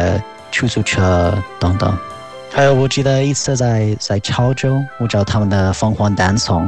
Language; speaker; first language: Chinese; non-native, fluent; English